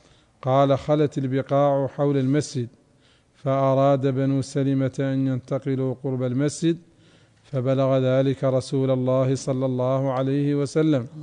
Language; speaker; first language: Arabic; native; Arabic